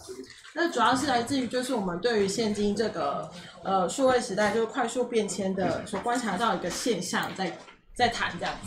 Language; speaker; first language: Chinese; native; Chinese